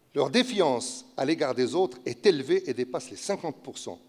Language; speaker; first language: French; non-native, local second language; Arabic